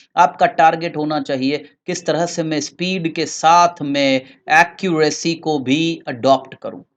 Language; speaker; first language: Hindi; native; Hindi